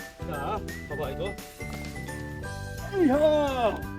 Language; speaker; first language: Korean; native; Korean